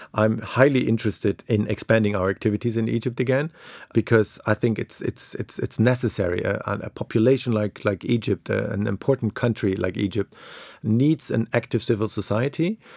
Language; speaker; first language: English; non-native, fluent; German